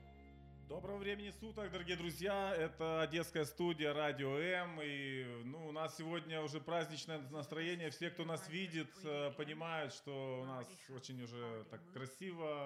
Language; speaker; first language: Russian; native; Russian